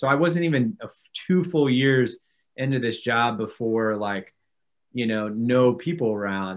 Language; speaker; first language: English; native; English